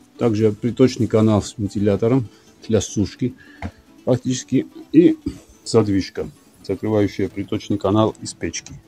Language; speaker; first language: Russian; non-native, local second language; Georgian